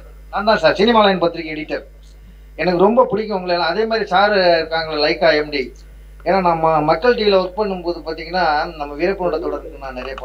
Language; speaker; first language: Tamil; native; Tamil